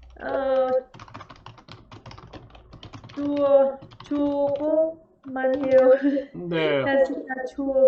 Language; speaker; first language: Korean; non-native, learner; Vietnamese